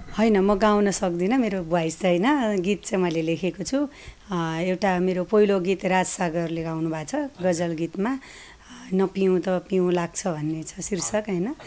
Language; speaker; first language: Nepali; native; Nepali